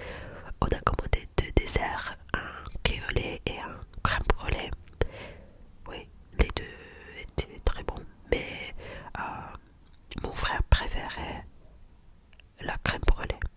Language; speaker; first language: French; non-native, learner; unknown